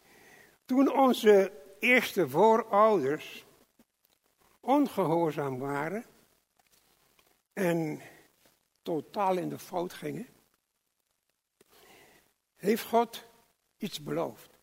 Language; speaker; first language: Dutch; non-native, local second language; English